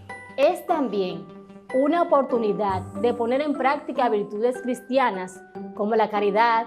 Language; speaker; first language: Spanish; native; Spanish